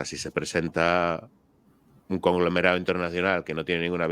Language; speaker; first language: Spanish; native; Spanish